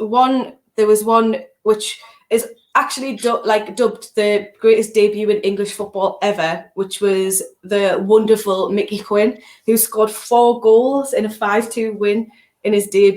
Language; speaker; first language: English; native; English